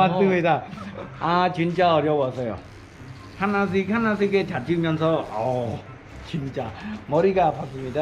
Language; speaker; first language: Korean; non-native, learner; Khmer